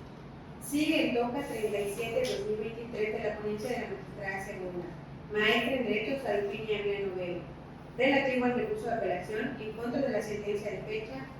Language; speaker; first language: Spanish; native; Spanish